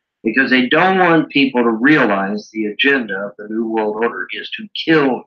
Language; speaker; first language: English; native; English